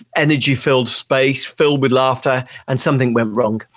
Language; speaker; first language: English; native; English